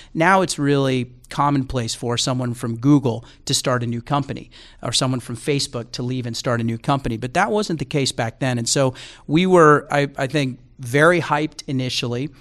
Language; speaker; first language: English; native; English